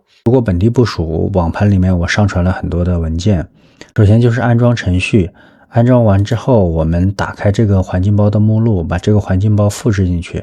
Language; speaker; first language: Chinese; native; Chinese